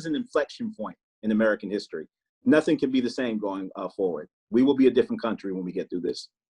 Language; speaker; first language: English; native; English